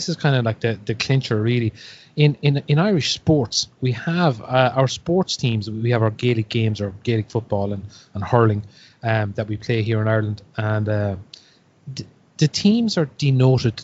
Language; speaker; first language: English; native; English